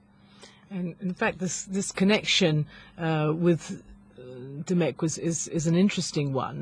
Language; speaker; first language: English; non-native, local second language; Maltese